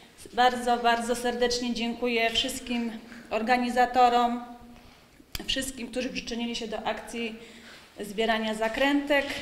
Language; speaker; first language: Polish; native; Polish